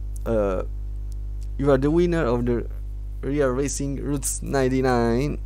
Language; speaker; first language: English; non-native, learner; Italian